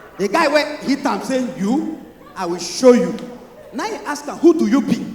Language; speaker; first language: Nigerian Pidgin; native; Nigerian Pidgin